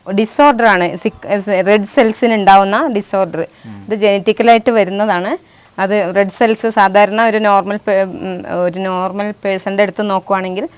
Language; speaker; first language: Malayalam; non-native, local second language; Kannada